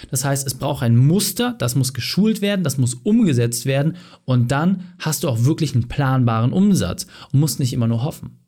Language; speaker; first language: German; native; German